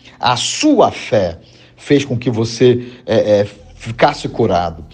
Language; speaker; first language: Portuguese; native; Portuguese